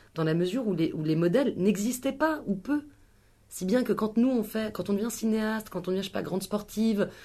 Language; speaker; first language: French; native; French